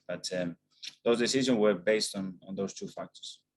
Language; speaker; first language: English; non-native, fluent; Spanish